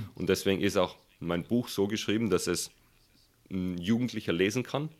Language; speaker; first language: German; early bilingual, other home language; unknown